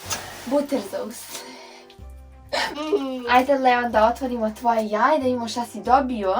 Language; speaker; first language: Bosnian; early bilingual, heritage; Serbian